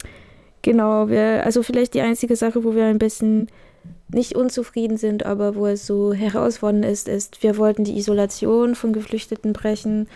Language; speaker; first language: German; non-native, fluent; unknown